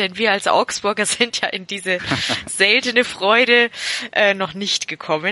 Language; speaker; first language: German; native; German